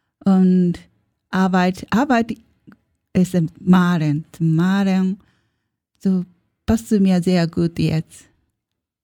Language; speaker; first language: German; non-native, learner; Japanese